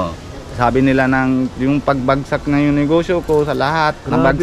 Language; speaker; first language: Filipino; non-native, fluent; Punjabi